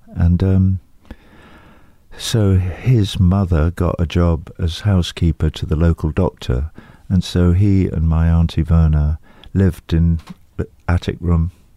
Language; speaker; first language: English; native; English